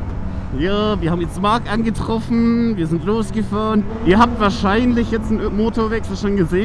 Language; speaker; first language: German; native; German